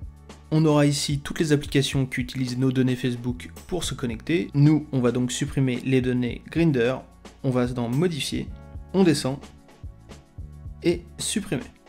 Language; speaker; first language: French; native; French